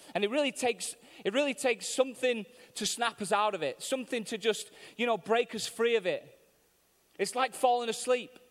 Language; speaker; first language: English; native; English